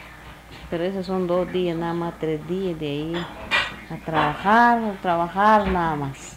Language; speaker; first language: Spanish; non-native, local second language; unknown